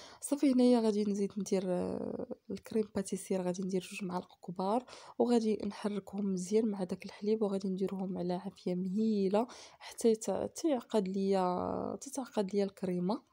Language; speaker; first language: Arabic; native; Arabic